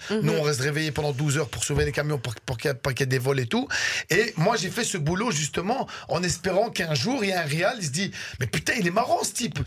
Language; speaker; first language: French; early bilingual, other home language; Arabic